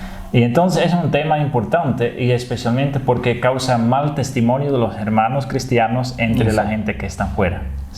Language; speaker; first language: Spanish; non-native, fluent; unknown